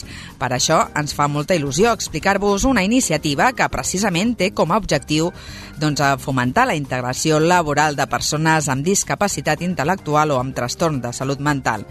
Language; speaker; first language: Catalan; native; Catalan